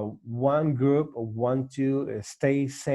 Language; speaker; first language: English; non-native, learner; Spanish